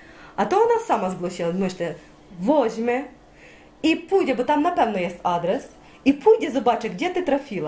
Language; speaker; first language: Polish; non-native, learner; Ukrainian